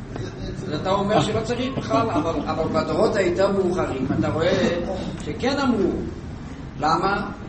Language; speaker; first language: Hebrew; native; Hebrew